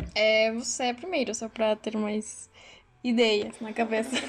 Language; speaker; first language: Portuguese; non-native, learner; Spanish